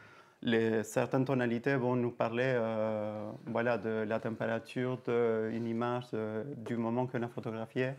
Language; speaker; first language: French; native; French